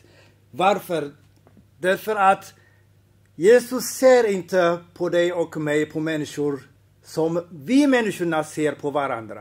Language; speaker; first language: Swedish; non-native, fluent; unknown